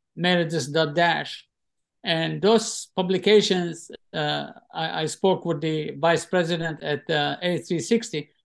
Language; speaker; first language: English; non-native, fluent; Arabic